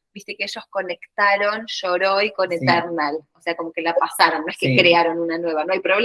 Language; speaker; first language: Spanish; native; Spanish